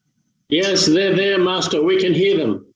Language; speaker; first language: English; native; English